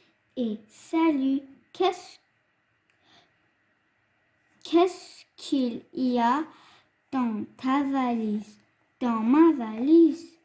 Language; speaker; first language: French; non-native, fluent; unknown